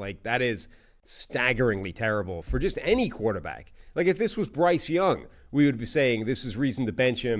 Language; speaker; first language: English; native; English